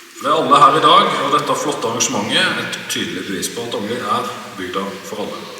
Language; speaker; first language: Norwegian; native; Norwegian